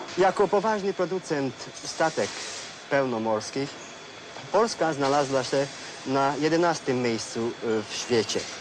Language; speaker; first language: Polish; non-native, fluent; Hungarian